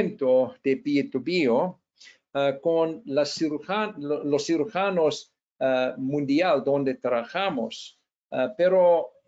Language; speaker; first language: Spanish; non-native, fluent; English